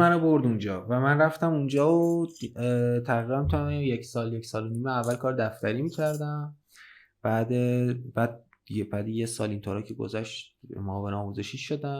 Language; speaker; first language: Persian; native; Persian